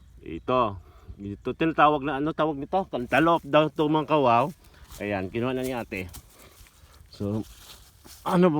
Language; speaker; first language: Filipino; non-native, local second language; Cebuano